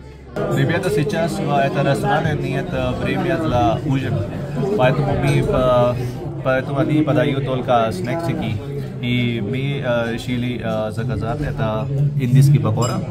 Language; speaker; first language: Russian; non-native, learner; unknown